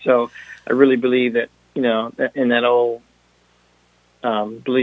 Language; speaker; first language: English; non-native, fluent; French